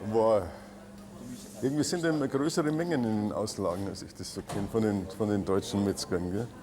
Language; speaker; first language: German; native; German